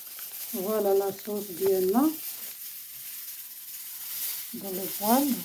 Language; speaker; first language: French; non-native, learner; Arabic